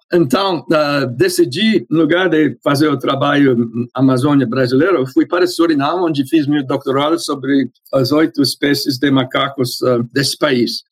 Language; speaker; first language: Portuguese; non-native, fluent; English